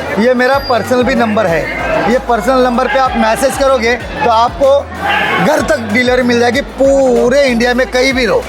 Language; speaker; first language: Hindi; native; Hindi